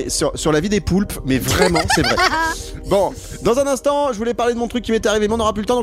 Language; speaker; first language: French; native; French